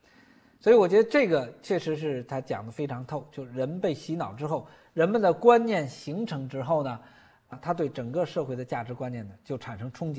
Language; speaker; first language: Chinese; native; Chinese